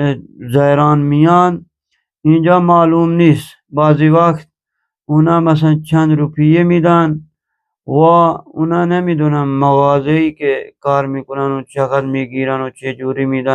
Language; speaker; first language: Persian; non-native, fluent; Urdu